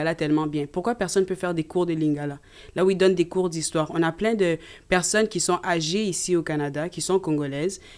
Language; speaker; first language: French; native; French